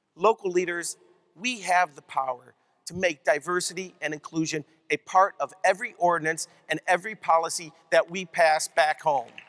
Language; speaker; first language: English; native; English